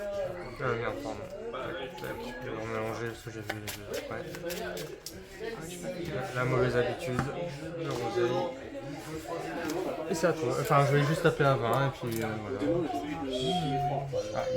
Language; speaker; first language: French; native; French